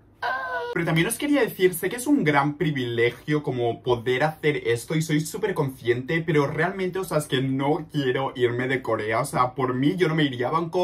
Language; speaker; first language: Spanish; native; Spanish